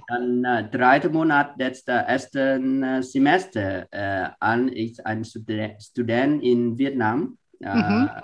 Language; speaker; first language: German; non-native, fluent; Vietnamese